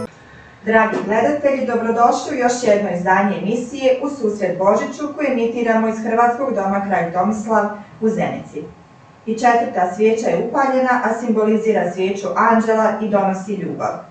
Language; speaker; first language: Croatian; native; Croatian